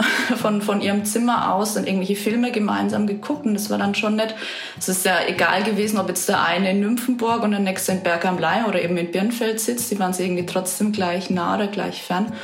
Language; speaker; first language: German; native; German